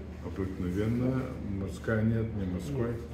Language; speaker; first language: Russian; non-native, learner; Bulgarian